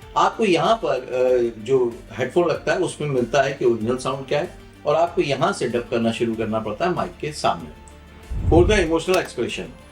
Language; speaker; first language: Hindi; native; Hindi